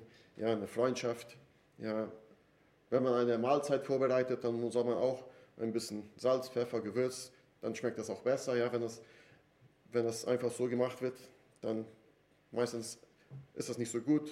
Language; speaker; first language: German; non-native, fluent; Portuguese